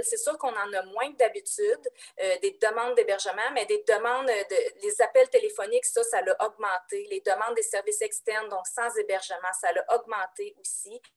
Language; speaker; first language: French; native; French